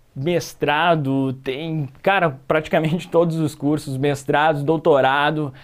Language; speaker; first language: Portuguese; native; Portuguese